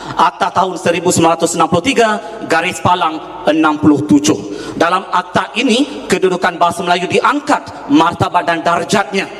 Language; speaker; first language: Malay; non-native, local second language; Tamil